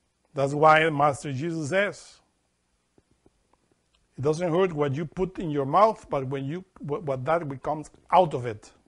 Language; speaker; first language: English; non-native, fluent; Spanish